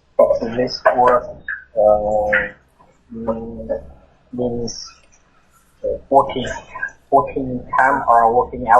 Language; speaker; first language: English; non-native, learner; Vietnamese